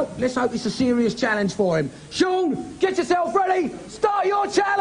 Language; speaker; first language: English; native; English